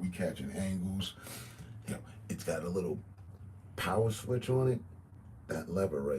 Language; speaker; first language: English; native; English